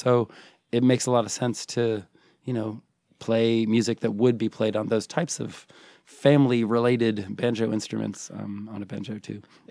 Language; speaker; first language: English; native; English